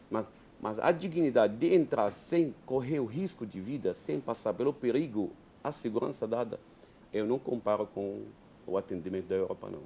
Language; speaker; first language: Portuguese; non-native, fluent; Arabic